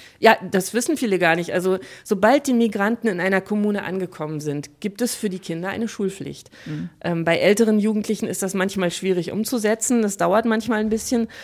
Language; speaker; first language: German; native; German